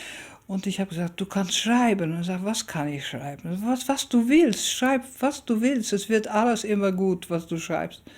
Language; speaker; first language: German; early bilingual, heritage; German